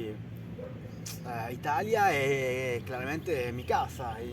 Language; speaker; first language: Spanish; early bilingual, heritage; Italian